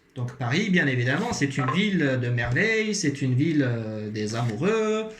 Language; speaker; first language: French; non-native, fluent; Azerbaijani